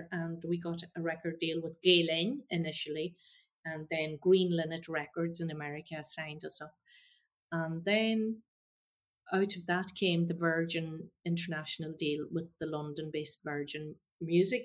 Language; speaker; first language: English; native; English